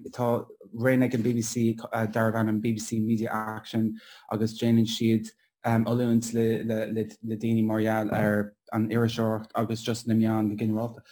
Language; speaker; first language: Irish; non-native, local second language; English